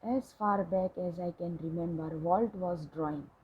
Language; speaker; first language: English; non-native, local second language; Gujarati